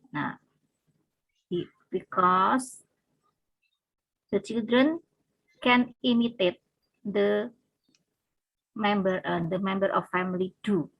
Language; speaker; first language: English; non-native, learner; Indonesian